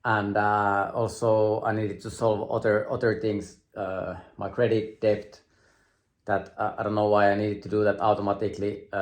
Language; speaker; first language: English; non-native, fluent; Finnish